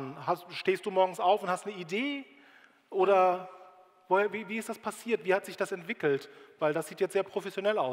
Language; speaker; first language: German; native; German